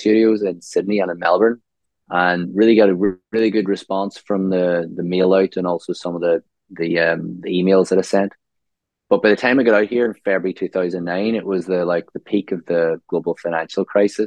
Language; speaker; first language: English; native; English